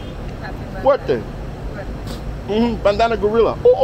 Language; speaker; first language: Spanish; non-native, learner; English